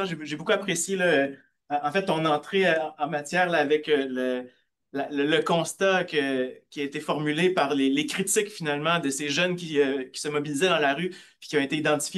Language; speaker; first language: French; native; French